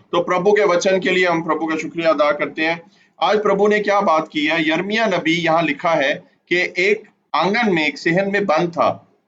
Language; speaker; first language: Urdu; non-native, local second language; Punjabi